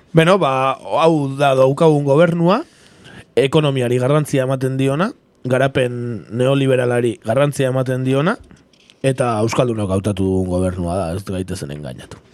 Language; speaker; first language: Basque; native; Basque